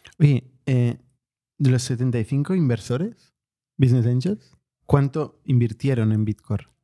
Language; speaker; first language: Spanish; native; Spanish